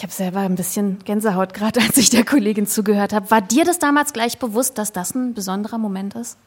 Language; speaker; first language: German; native; German